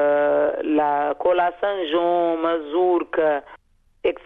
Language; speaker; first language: French; non-native, fluent; Portuguese